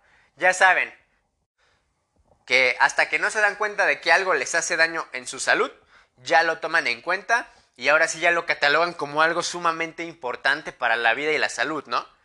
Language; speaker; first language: Spanish; native; Spanish